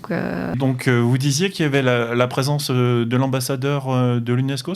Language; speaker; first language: French; native; French